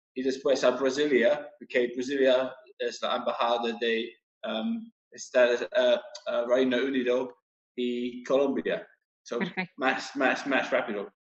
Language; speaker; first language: Spanish; non-native, learner; English